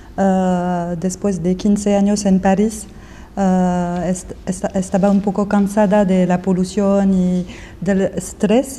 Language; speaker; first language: Spanish; non-native, fluent; French